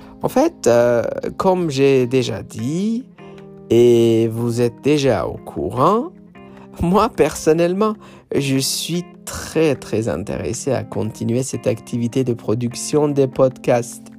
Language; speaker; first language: French; non-native, fluent; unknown